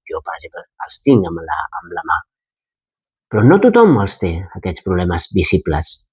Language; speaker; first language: Catalan; non-native, local second language; Spanish